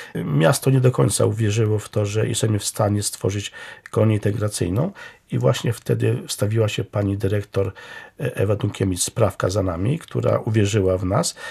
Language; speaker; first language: Polish; non-native, local second language; Romany